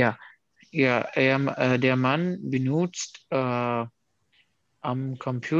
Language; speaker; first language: German; non-native, learner; Urdu